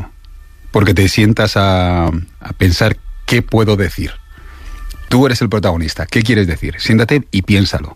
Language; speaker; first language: Spanish; native; Spanish